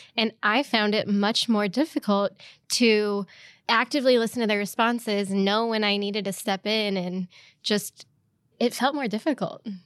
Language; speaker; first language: English; native; English